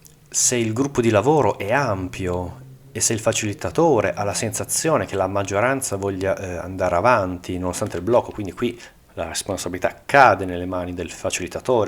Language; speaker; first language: Italian; native; Italian